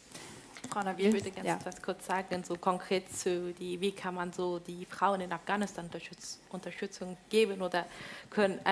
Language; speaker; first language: German; non-native, fluent; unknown